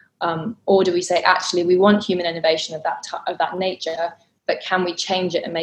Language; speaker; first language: English; native; English